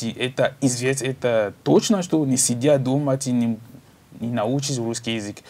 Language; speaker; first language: Russian; non-native, learner; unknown